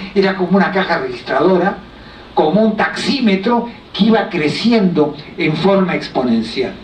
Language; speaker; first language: Spanish; native; Spanish